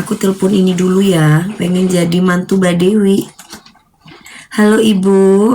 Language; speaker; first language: Indonesian; native; Indonesian